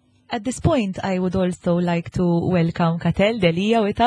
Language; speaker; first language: English; non-native, local second language; Maltese